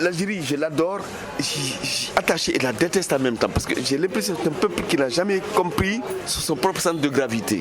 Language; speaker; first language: French; non-native, local second language; Fula